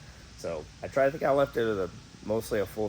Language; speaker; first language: English; native; English